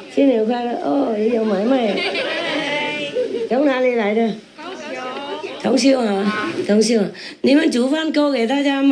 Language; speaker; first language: Chinese; non-native, fluent; Vietnamese